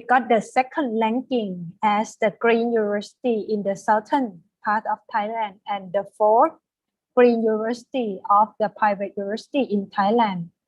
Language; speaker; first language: English; non-native, fluent; Thai